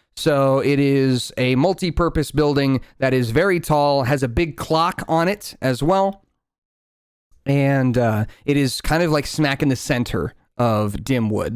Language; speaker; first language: English; native; English